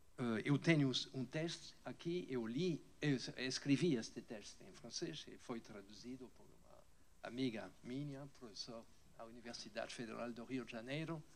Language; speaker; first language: Portuguese; non-native, fluent; French